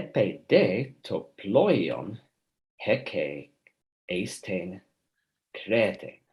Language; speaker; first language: Greek; non-native, fluent; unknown